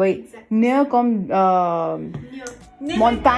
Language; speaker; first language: French; non-native, fluent; Hindi